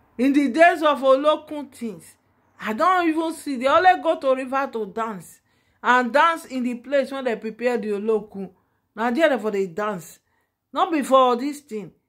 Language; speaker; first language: Nigerian Pidgin; non-native, local second language; Yoruba